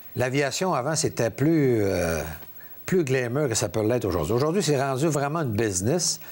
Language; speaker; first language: French; native; French